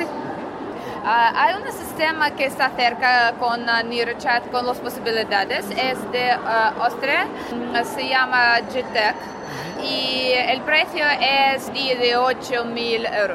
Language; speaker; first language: Spanish; non-native, learner; Russian